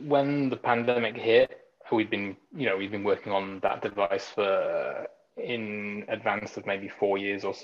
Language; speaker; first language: English; native; English